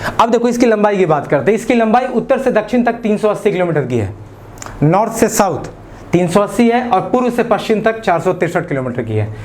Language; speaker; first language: Hindi; native; Hindi